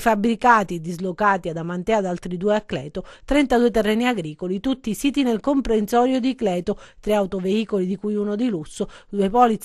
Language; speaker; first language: Italian; native; Italian